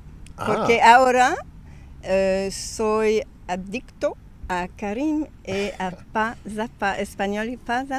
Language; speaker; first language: Spanish; non-native, learner; French